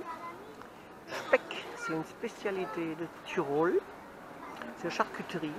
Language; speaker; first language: French; native; French